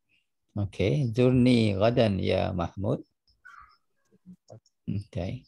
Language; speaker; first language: Arabic; non-native, fluent; Malay